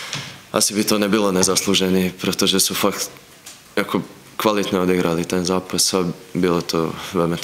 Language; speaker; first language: Czech; non-native, fluent; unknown